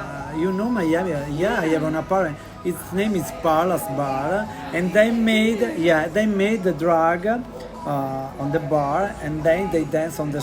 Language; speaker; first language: English; non-native, learner; Italian